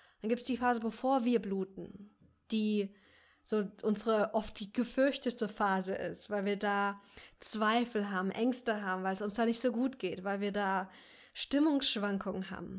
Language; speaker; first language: German; native; German